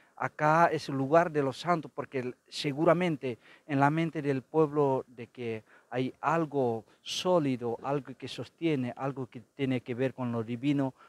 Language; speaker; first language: Spanish; non-native, fluent; Tetum